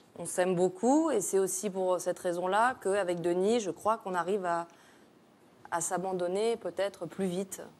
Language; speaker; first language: French; native; French